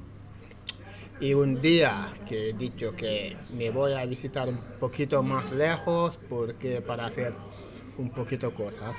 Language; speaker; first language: Spanish; non-native, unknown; Wolof